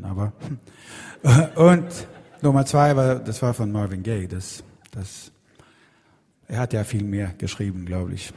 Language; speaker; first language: German; non-native, learner; Swedish